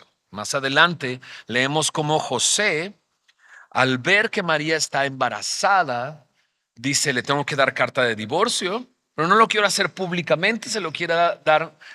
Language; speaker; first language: Spanish; native; Spanish